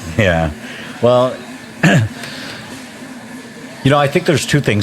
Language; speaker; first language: English; native; English